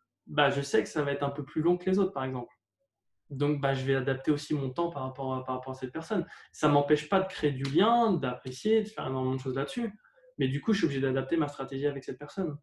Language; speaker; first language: French; native; French